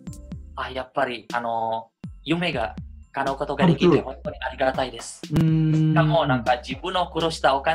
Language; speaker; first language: Japanese; non-native, fluent; Indonesian